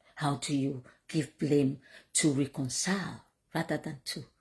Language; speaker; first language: English; non-native, local second language; Yoruba